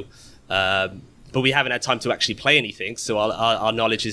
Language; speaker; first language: English; native; English